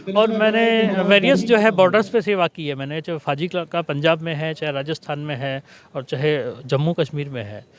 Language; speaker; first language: Hindi; native; Hindi